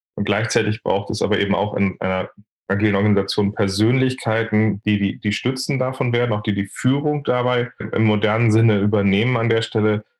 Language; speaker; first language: German; native; German